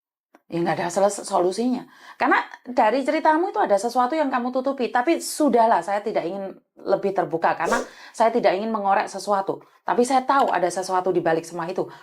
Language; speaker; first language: Malay; native; Malay